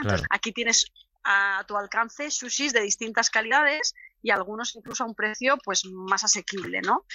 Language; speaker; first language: Spanish; native; Spanish